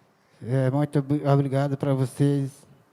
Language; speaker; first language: Portuguese; non-native, local second language; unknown